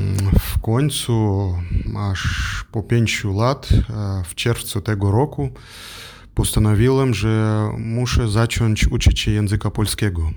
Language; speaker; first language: Polish; non-native, learner; German